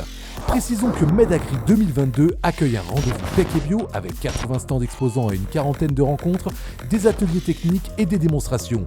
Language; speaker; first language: French; native; French